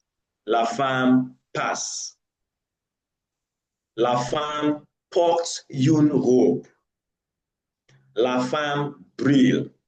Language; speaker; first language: French; non-native, learner; English